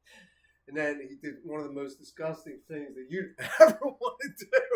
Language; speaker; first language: English; native; English